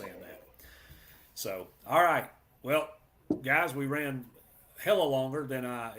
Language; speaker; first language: English; native; English